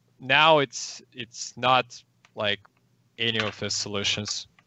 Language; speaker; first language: English; non-native, fluent; Russian